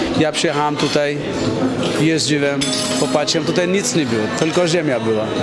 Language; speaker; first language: Polish; non-native, fluent; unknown